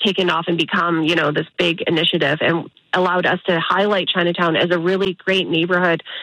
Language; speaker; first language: English; native; English